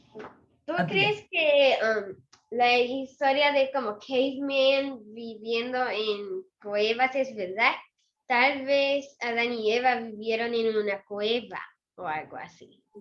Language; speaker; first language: Spanish; early bilingual, other home language; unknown